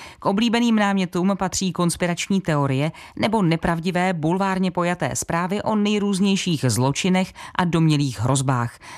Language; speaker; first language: Czech; native; Czech